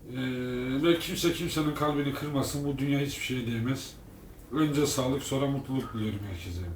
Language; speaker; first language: Turkish; early bilingual, heritage; Turkish